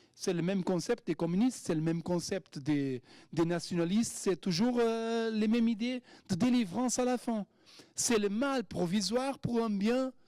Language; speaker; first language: French; non-native, fluent; Portuguese